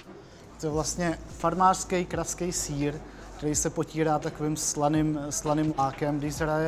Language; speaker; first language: Czech; native; Czech